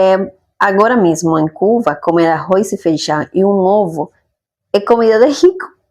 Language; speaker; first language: Portuguese; non-native, fluent; Spanish